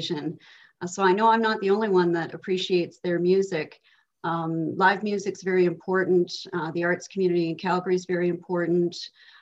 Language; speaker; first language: English; native; English